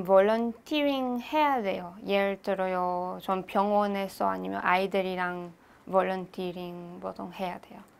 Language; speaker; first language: Korean; non-native, learner; Hebrew